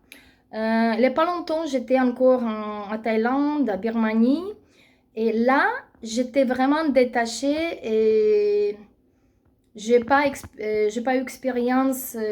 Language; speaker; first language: French; non-native, fluent; Russian